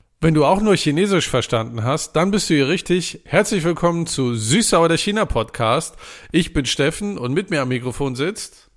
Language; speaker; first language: German; native; German